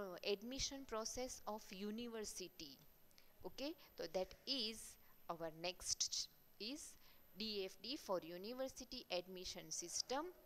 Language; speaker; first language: English; non-native, local second language; Gujarati